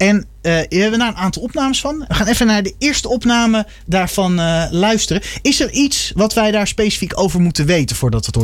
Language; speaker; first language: Dutch; native; Dutch